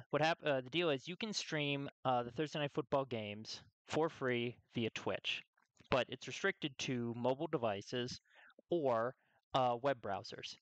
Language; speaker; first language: English; native; English